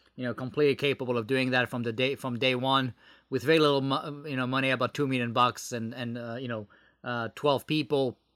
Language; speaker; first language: English; non-native, fluent; French